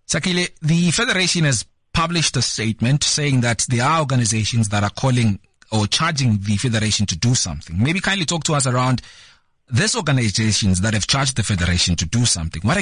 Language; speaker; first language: English; non-native, local second language; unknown